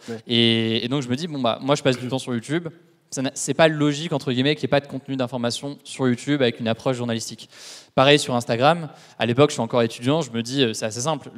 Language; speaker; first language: French; native; French